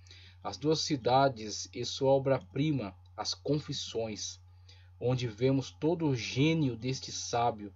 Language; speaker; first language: Portuguese; native; Portuguese